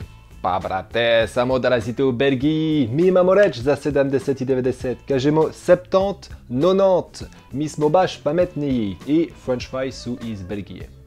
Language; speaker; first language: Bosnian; non-native, learner; French